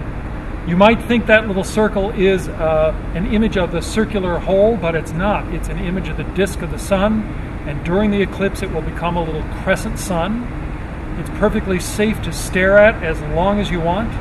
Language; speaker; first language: English; native; English